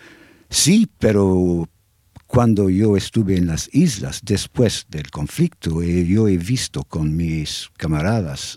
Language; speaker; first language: Spanish; non-native, fluent; English